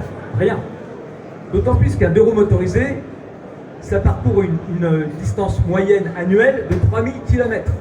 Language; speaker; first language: French; native; French